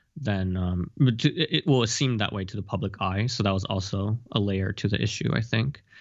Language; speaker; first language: English; early bilingual, heritage; Japanese